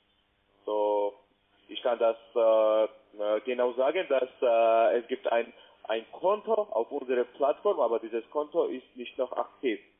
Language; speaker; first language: German; non-native, learner; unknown